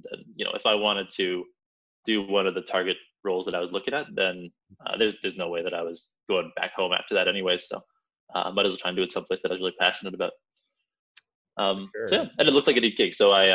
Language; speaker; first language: English; native; English